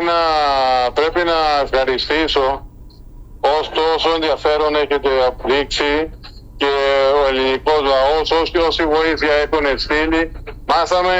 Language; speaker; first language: Greek; early bilingual, heritage; Spanish